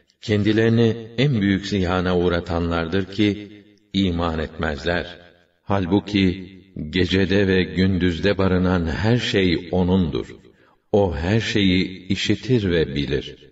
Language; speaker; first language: Turkish; native; Turkish